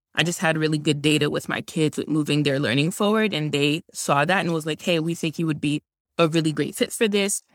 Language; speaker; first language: English; early bilingual, other home language; Haitian Creole